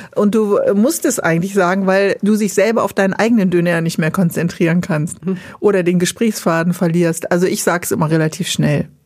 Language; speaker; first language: German; native; German